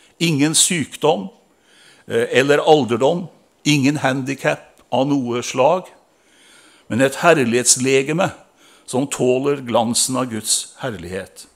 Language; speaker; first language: Norwegian; native; Norwegian